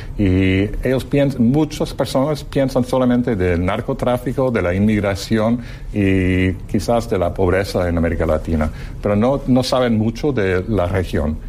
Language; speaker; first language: Spanish; non-native, fluent; English